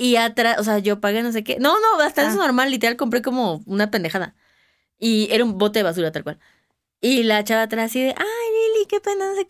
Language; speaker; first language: Spanish; native; Spanish